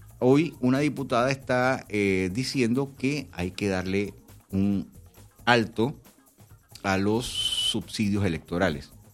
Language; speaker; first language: Spanish; native; Spanish